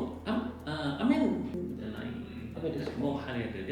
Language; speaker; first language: Japanese; non-native, learner; Vietnamese